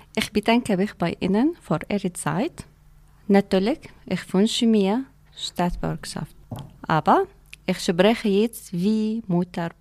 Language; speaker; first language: German; non-native, learner; Kurdish